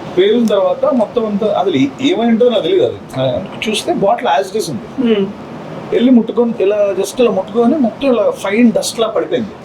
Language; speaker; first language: Telugu; native; Telugu